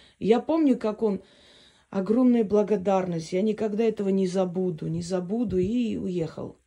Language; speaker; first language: Russian; non-native, local second language; Armenian